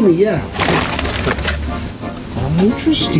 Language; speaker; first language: English; native; English